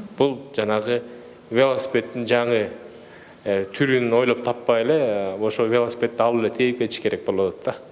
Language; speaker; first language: Kyrgyz; native; Kyrgyz